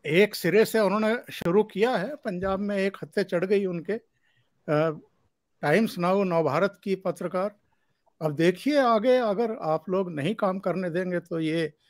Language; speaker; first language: Hindi; native; Hindi